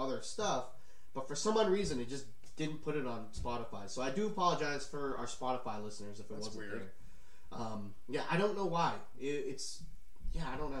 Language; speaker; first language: English; native; English